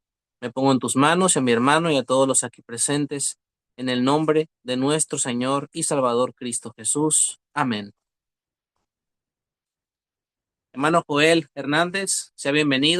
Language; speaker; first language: Spanish; native; Spanish